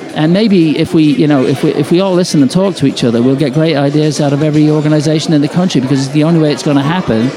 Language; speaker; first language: English; native; English